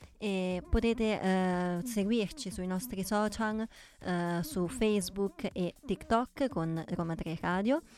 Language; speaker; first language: Italian; native; Italian